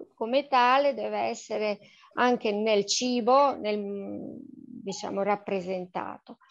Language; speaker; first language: Italian; native; Italian